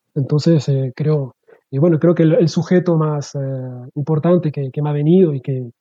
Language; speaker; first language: Spanish; native; Spanish